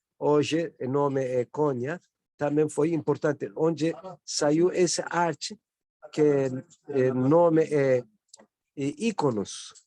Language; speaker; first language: Portuguese; non-native, learner; Turkish